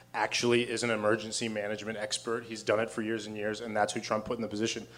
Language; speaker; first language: English; native; English